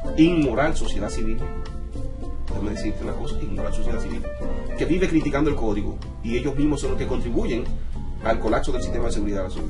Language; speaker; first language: Spanish; native; Spanish